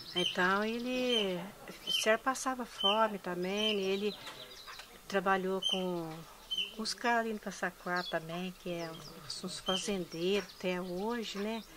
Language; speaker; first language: Portuguese; native; Portuguese